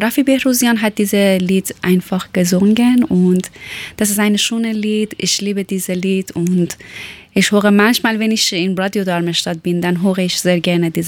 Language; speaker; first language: German; non-native, learner; Persian